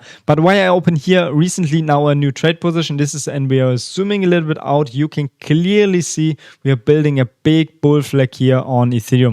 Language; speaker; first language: English; non-native, fluent; German